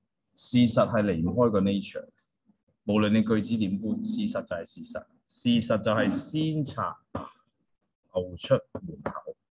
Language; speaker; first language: Chinese; native; Chinese